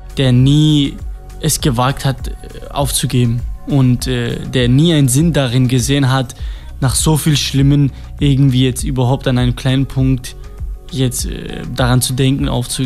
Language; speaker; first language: German; non-native, fluent; Kurdish